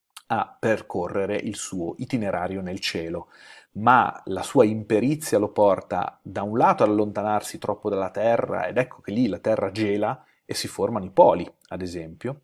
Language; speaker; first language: Italian; native; Italian